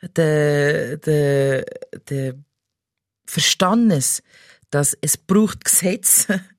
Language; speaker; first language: German; non-native, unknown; English